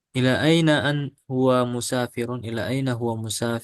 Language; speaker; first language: Arabic; non-native, fluent; Indonesian